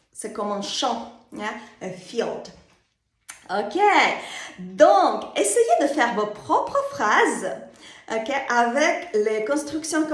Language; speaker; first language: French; non-native, fluent; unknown